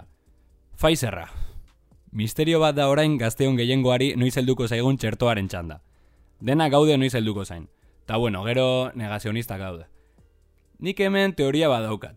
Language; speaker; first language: Basque; native; Basque